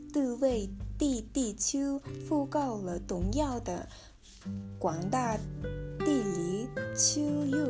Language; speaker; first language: Chinese; non-native, learner; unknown